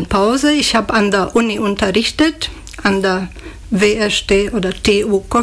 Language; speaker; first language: German; non-native, local second language; Slovak